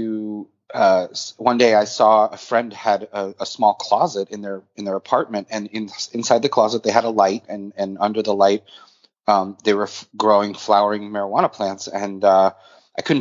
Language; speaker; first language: English; native; English